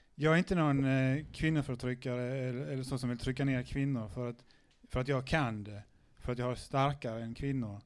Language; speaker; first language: Swedish; native; Swedish